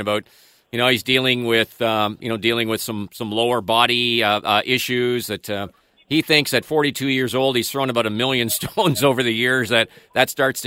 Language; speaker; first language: English; native; English